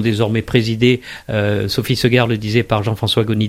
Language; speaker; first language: French; native; French